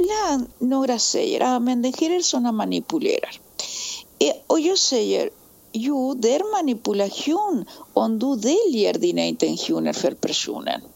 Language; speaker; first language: Swedish; non-native, fluent; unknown